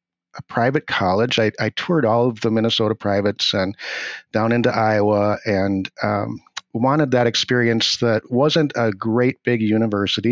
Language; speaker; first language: English; native; English